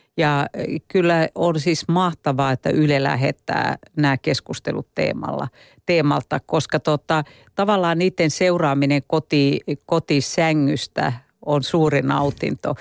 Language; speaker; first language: Finnish; native; Finnish